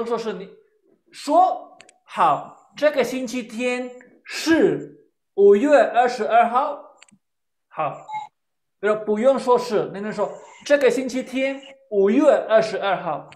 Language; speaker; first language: Chinese; non-native, fluent; Spanish